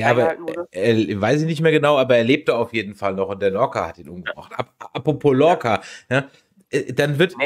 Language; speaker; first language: German; native; German